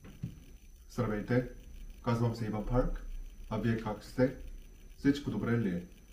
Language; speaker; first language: Bulgarian; non-native, learner; Korean